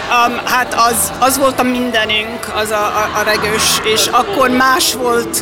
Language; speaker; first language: Hungarian; early bilingual, heritage; Hungarian